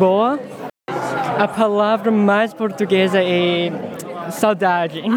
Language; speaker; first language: Portuguese; non-native, learner; English